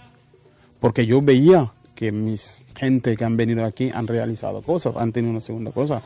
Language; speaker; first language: Spanish; non-native, fluent; Wolof